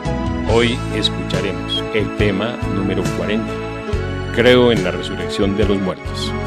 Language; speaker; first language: Spanish; native; Spanish